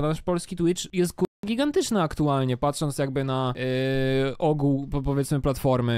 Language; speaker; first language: Polish; native; Polish